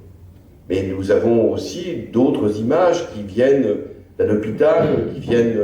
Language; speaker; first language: French; native; French